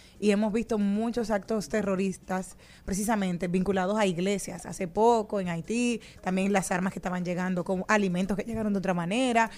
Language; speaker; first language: Spanish; native; Spanish